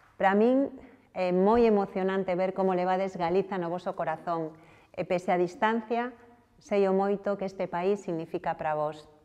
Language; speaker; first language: Galician; native; Galician